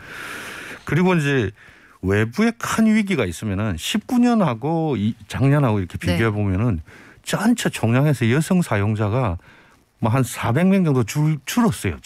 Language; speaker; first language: Korean; native; Korean